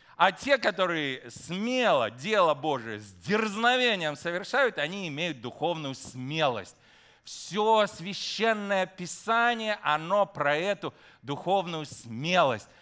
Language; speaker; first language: Russian; native; Russian